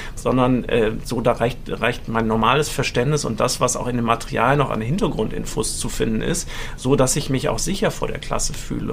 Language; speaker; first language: German; native; German